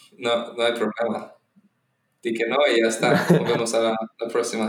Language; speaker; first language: Spanish; non-native, fluent; English